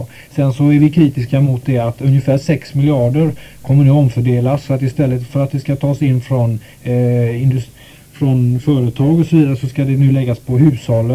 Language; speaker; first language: Swedish; native; Swedish